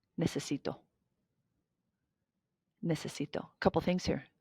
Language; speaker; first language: Spanish; non-native, fluent; English